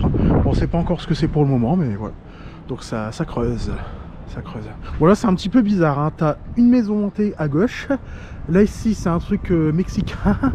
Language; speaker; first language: French; native; French